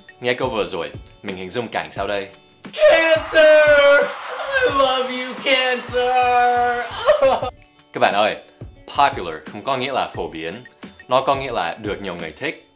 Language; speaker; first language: Vietnamese; non-native, fluent; English